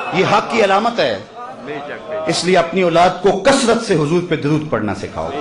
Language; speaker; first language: Urdu; non-native, local second language; Punjabi